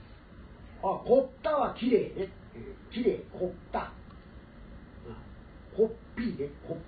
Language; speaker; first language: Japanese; native; Japanese